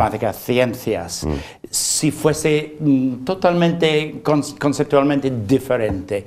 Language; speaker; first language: Spanish; non-native, fluent; English